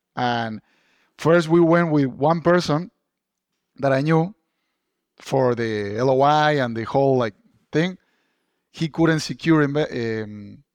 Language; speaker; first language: English; non-native, fluent; Spanish